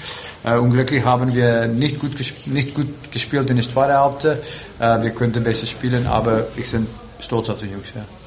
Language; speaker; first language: German; non-native, fluent; Afrikaans